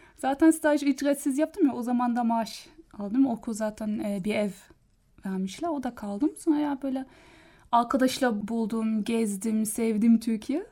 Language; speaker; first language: Turkish; non-native, learner; German